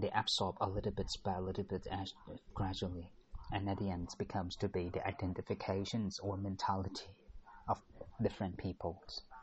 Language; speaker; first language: English; non-native, fluent; Thai